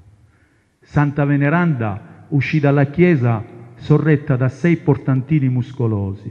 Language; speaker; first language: Italian; non-native, local second language; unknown